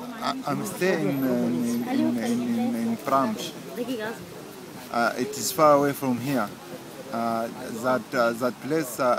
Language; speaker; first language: English; non-native, learner; Arabic